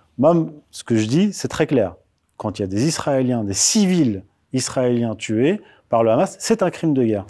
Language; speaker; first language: French; early bilingual, other home language; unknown